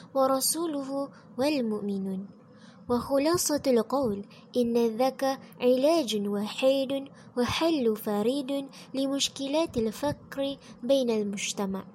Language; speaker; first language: Arabic; non-native, learner; Malay